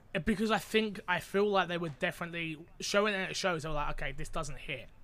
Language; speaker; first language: English; native; English